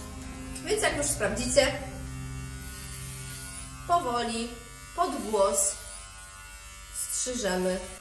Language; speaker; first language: Polish; native; Polish